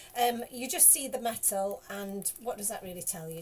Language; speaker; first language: English; native; English